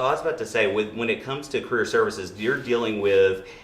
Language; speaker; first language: English; native; English